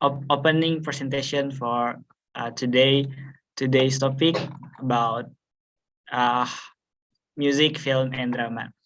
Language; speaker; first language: English; non-native, fluent; Indonesian